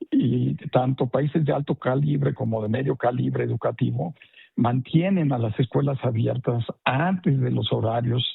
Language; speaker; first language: Spanish; native; Spanish